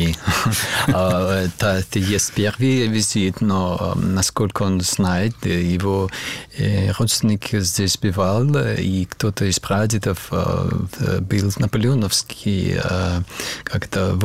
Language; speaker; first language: French; non-native, learner; Russian